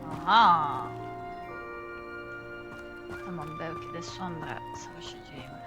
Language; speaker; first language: Turkish; non-native, learner; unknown